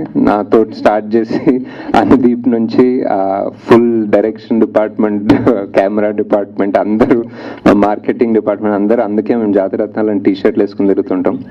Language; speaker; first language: Telugu; native; Telugu